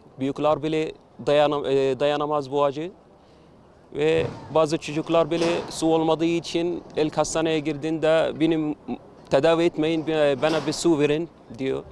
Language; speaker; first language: Turkish; non-native, fluent; Arabic